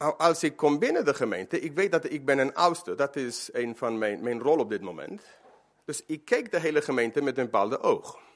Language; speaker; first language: Dutch; non-native, fluent; Spanish